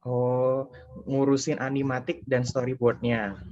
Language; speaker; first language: Indonesian; native; Indonesian